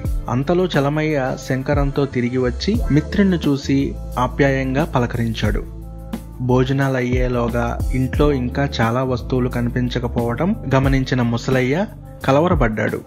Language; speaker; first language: Telugu; native; Telugu